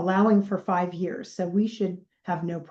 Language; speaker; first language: English; native; English